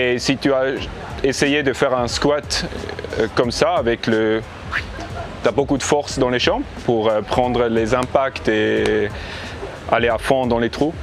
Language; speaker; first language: French; non-native, learner; English